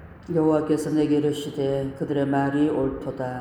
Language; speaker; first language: Korean; native; Korean